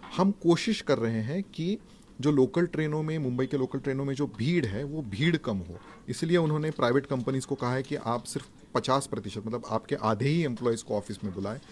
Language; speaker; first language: Hindi; non-native, local second language; Marathi